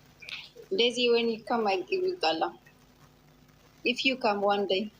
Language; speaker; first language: English; non-native, learner; Amharic